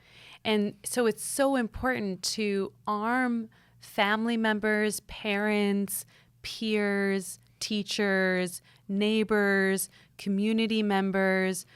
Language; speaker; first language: English; native; English